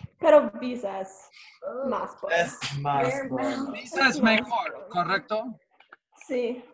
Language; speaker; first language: Spanish; non-native, learner; English